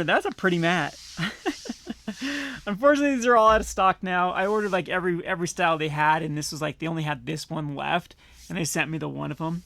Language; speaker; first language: English; native; English